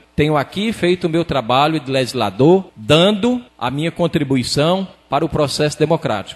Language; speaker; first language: Portuguese; native; Portuguese